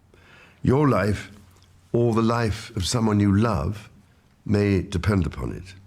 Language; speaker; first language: English; native; English